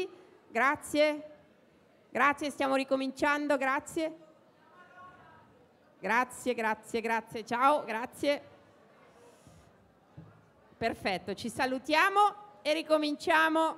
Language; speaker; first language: Italian; native; Italian